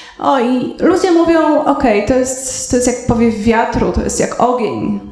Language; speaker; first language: Polish; native; Polish